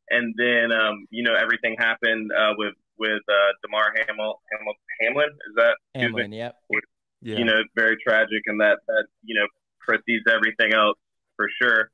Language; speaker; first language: English; native; English